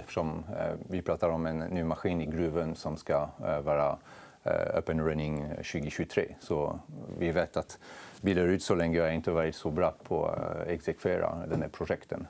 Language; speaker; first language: Swedish; non-native, fluent; French